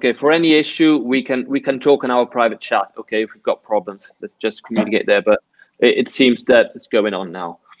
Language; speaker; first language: English; non-native, fluent; Italian